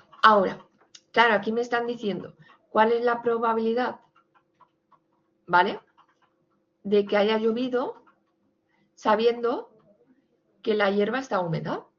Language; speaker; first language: Spanish; native; Spanish